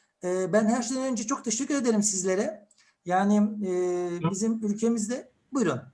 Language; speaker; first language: Turkish; native; Turkish